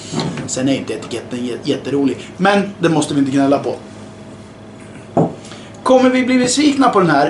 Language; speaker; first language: Swedish; native; Swedish